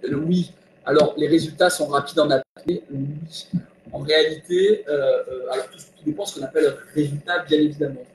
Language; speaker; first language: French; native; French